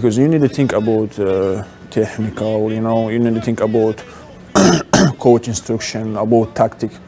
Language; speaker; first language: English; non-native, learner; Russian